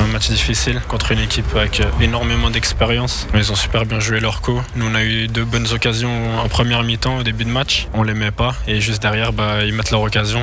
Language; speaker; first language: French; native; French